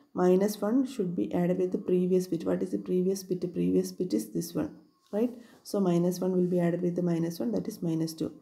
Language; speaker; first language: English; non-native, local second language; Malayalam